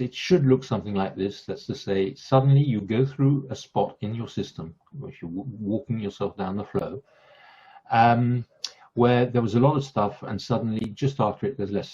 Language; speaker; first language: English; non-native, fluent; French